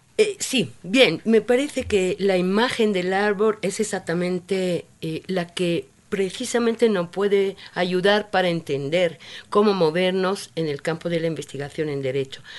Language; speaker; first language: Spanish; non-native, fluent; Italian